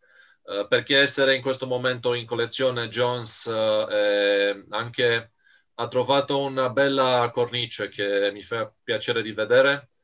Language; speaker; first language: Italian; non-native, fluent; Romanian